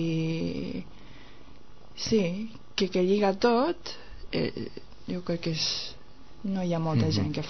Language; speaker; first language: Catalan; non-native, fluent; Japanese